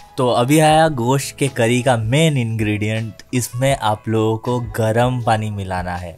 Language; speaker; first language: Hindi; native; Hindi